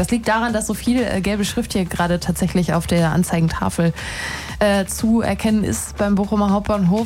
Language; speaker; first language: German; native; German